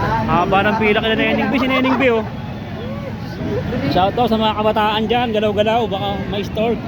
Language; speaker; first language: Filipino; native; Filipino